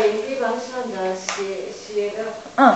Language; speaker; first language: Chinese; non-native, learner; Japanese